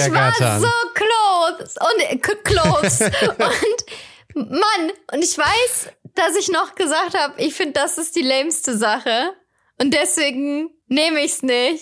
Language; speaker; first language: German; native; German